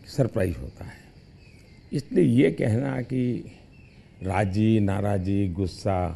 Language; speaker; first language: Hindi; non-native, local second language; Gujarati